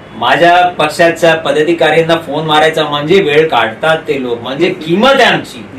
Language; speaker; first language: Marathi; non-native, local second language; Hindi